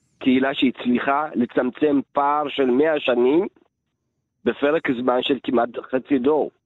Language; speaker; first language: Hebrew; early bilingual, other home language; Amharic